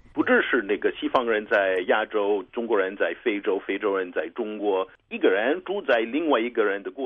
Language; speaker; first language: Chinese; non-native, fluent; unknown